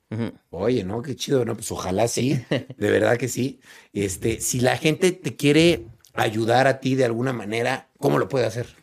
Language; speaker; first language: Spanish; native; Spanish